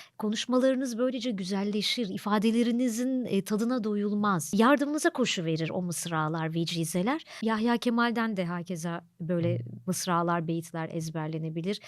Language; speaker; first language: Turkish; native; Turkish